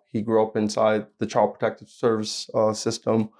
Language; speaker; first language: English; native; English